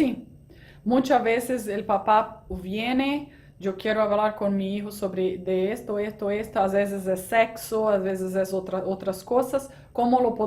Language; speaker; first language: Spanish; non-native, fluent; Portuguese